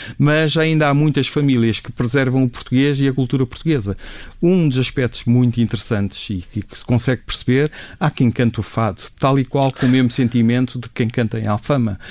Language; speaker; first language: Portuguese; native; Portuguese